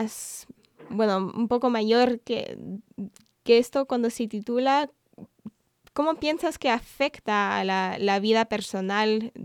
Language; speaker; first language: Spanish; non-native, fluent; English